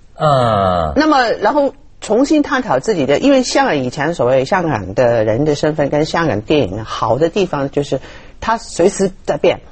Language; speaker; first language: Chinese; non-native, fluent; Cantonese